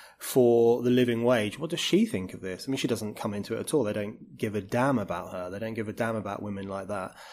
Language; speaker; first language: English; native; English